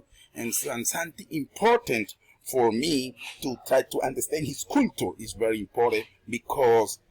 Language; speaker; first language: English; non-native, learner; Spanish